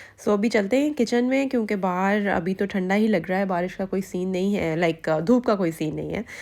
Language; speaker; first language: Urdu; native; Urdu